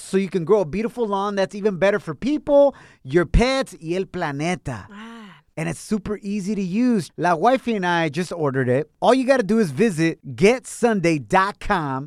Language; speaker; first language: English; non-native, fluent; Spanish